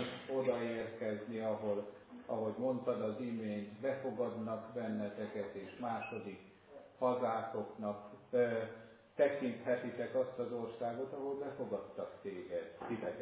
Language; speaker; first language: Hungarian; native; Hungarian